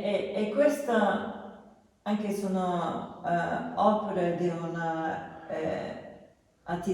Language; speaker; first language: Italian; non-native, learner; English